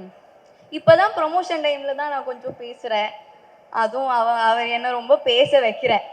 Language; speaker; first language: Tamil; non-native, fluent; Malayalam